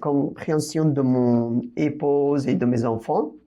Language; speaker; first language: French; non-native, fluent; Persian